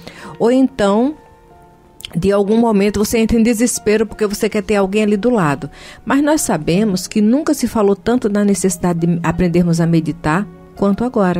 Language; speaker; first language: Portuguese; native; Portuguese